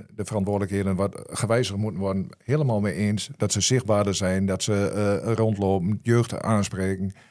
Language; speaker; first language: Dutch; native; Dutch